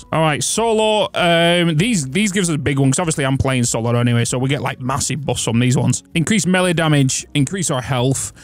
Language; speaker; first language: English; native; English